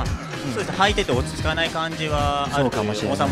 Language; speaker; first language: Japanese; native; Japanese